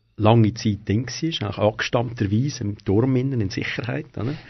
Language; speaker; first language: German; native; German